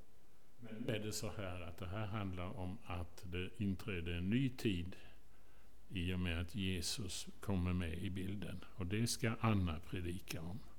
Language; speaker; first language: Swedish; native; Swedish